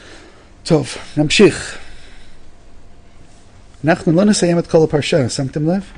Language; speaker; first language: Hebrew; non-native, fluent; English